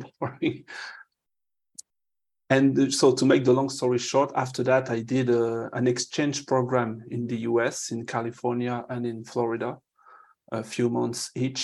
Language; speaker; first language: English; non-native, fluent; French